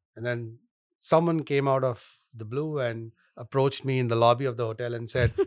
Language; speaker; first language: English; non-native, local second language; Hindi